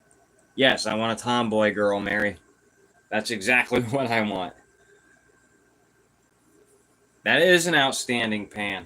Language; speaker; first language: English; native; English